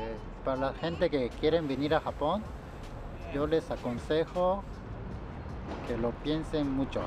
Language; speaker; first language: Spanish; native; Spanish